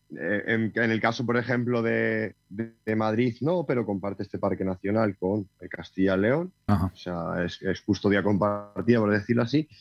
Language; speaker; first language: Spanish; native; Spanish